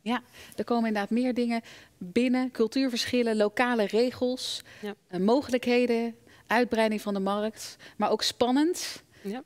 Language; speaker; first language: Dutch; native; Dutch